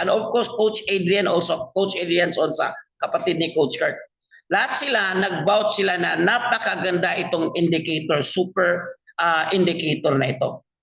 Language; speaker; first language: Filipino; non-native, local second language; Cebuano